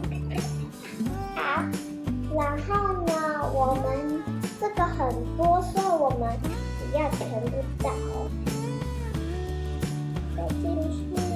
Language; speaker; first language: Chinese; early bilingual, heritage; Chinese